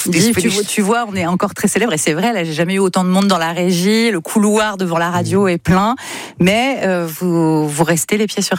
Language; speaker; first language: French; native; French